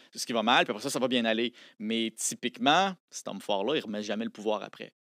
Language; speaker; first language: French; native; French